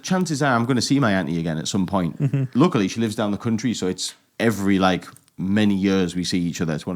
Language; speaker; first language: English; native; English